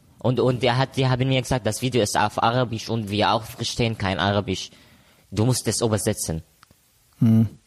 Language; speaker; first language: German; non-native, learner; Arabic